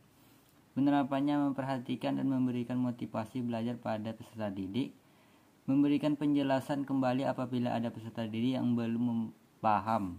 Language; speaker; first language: Indonesian; native; Indonesian